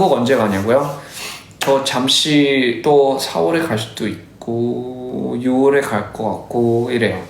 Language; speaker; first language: Korean; early bilingual, heritage; English